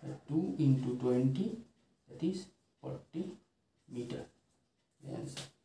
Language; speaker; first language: English; non-native, local second language; Bangla